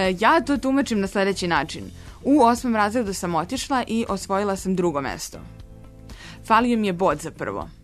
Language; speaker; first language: Serbian; native; Serbian